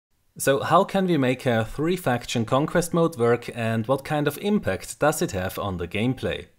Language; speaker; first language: English; non-native, fluent; German